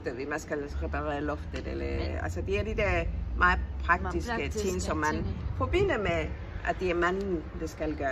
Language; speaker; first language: Danish; non-native, fluent; Spanish